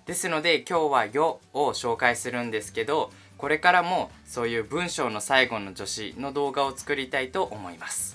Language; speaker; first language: Japanese; native; Japanese